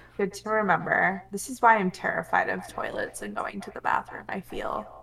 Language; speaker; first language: English; native; English